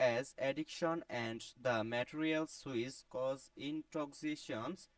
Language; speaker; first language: English; non-native, local second language; Bangla